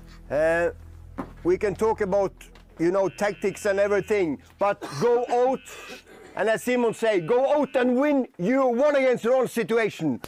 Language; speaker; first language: English; non-native, fluent; Norwegian